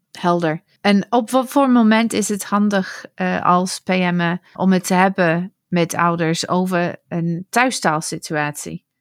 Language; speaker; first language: Dutch; non-native, fluent; English